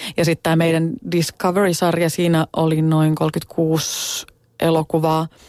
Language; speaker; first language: Finnish; native; Finnish